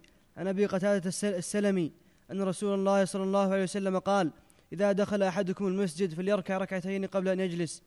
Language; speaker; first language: Arabic; native; Arabic